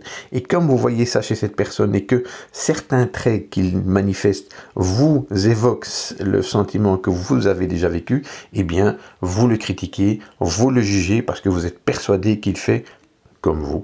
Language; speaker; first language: French; native; French